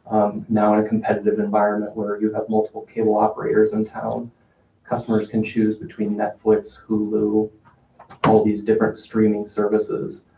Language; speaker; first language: English; native; English